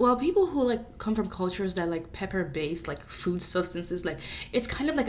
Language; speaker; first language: English; non-native, local second language; Yoruba